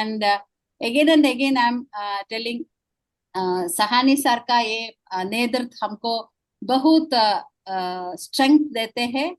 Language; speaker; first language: Hindi; non-native, local second language; Malayalam